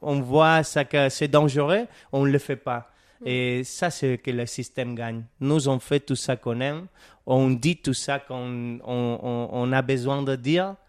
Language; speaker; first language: French; non-native, learner; Catalan